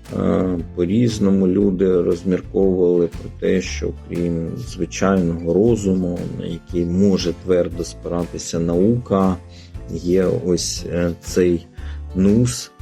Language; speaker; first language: Ukrainian; native; Ukrainian